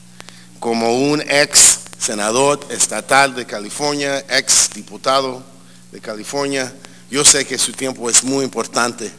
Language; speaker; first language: Spanish; early bilingual, heritage; English